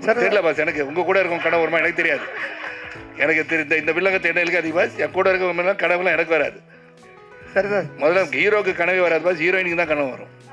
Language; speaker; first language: Tamil; native; Tamil